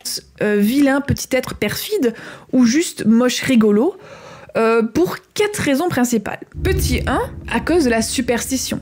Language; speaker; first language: French; native; French